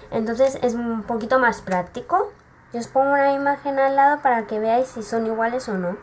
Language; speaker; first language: Spanish; native; Spanish